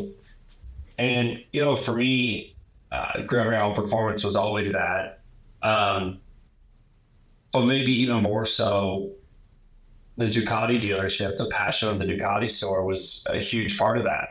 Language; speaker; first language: English; native; English